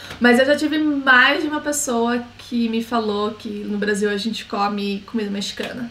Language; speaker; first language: Portuguese; native; Portuguese